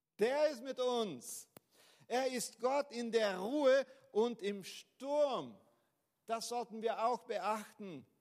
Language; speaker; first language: German; non-native, fluent; Portuguese